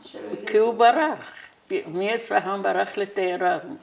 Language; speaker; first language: Hebrew; non-native, fluent; Persian